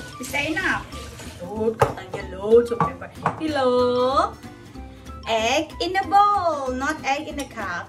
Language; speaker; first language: English; non-native, learner; Indonesian